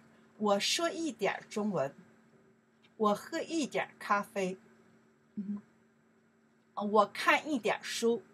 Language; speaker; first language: Chinese; non-native, learner; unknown